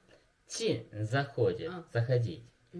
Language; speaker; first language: Russian; non-native, learner; Chinese